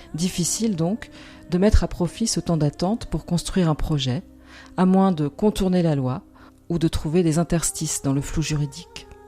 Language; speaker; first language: French; native; French